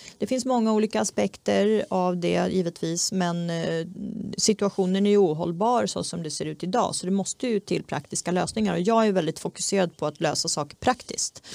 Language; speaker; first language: Swedish; early bilingual, other home language; Czech